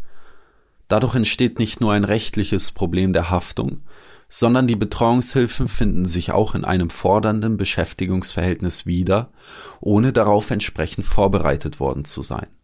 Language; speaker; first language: German; native; German